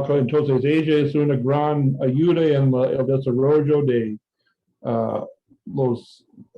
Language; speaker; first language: Spanish; non-native, fluent; English